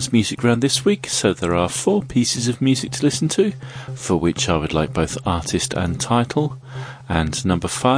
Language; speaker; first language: English; native; English